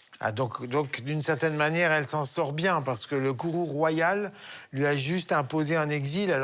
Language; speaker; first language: French; native; French